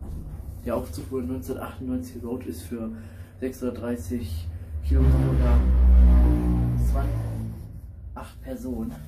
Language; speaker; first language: German; native; German